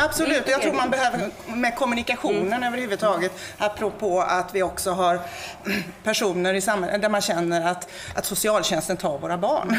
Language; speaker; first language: Swedish; native; Swedish